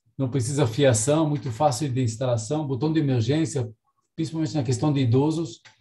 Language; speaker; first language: Portuguese; non-native, fluent; Hebrew